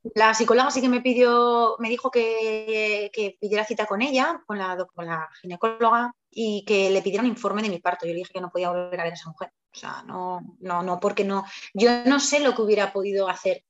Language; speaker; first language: Spanish; native; Spanish